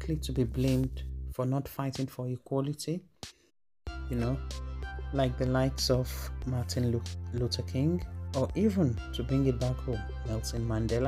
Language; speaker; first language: English; non-native, local second language; Yoruba